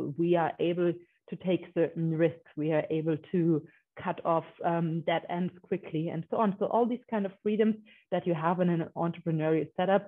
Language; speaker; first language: English; non-native, fluent; German